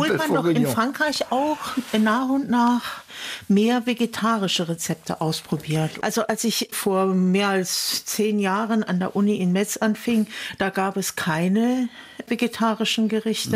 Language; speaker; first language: German; native; German